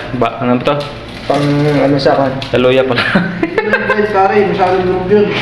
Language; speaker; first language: Filipino; native; Filipino